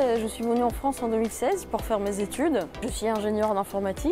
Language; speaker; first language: French; non-native, fluent; Persian